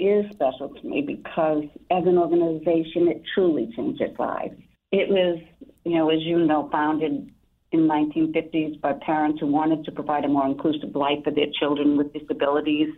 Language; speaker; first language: English; native; English